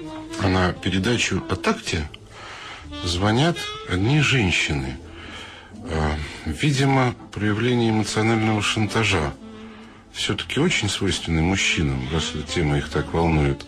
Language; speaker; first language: Russian; native; Russian